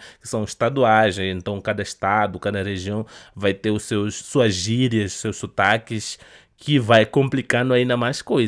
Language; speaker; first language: Portuguese; non-native, fluent; Upper Guinea Crioulo